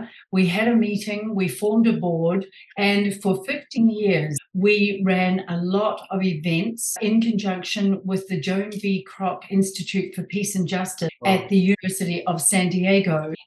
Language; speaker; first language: English; native; English